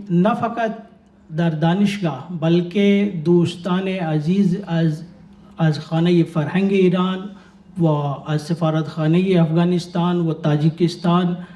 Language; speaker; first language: Persian; non-native, learner; Urdu